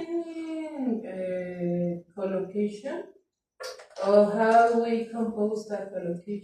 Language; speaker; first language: English; non-native, learner; Spanish